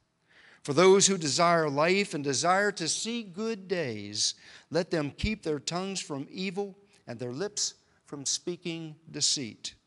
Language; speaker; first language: English; native; English